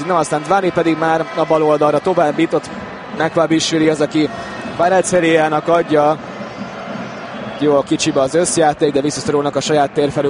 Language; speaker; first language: Hungarian; native; Hungarian